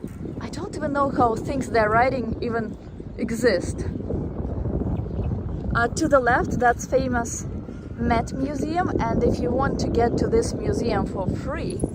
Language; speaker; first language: English; non-native, fluent; Russian